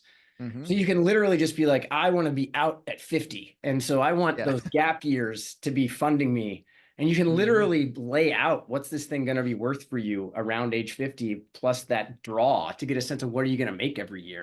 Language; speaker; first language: English; native; English